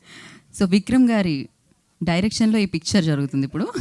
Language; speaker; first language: Telugu; native; Telugu